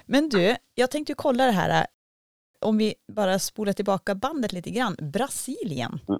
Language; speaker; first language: Swedish; native; Swedish